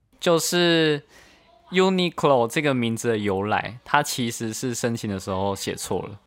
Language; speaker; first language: Chinese; native; Chinese